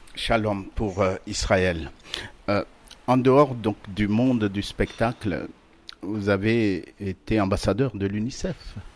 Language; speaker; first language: French; native; French